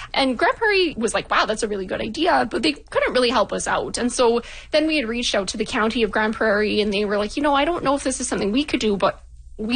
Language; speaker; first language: English; native; English